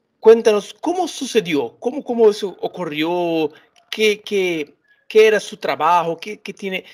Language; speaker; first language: Spanish; non-native, learner; Portuguese